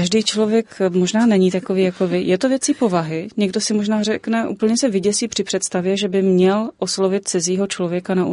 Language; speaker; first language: Czech; native; Czech